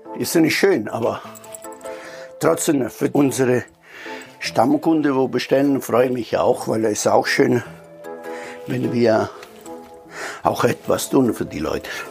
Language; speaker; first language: German; non-native, learner; Italian